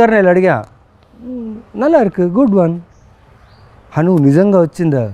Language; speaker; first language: Telugu; native; Telugu